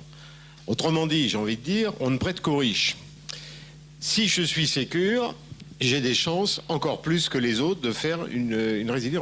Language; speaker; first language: French; native; French